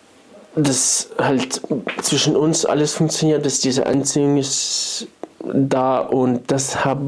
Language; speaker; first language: German; non-native, fluent; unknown